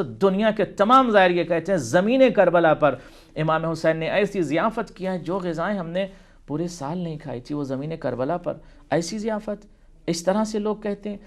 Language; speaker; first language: Urdu; native; Urdu